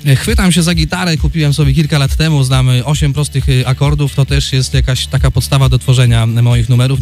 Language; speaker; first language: Polish; native; Polish